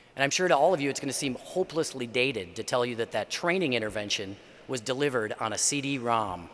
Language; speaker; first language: English; native; English